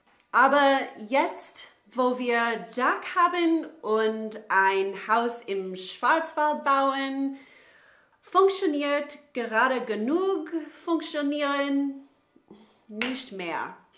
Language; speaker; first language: German; non-native, learner; English